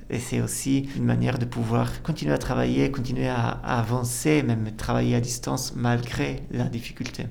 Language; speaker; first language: French; non-native, fluent; Italian